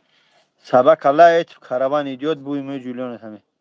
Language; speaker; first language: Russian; non-native, fluent; Tajik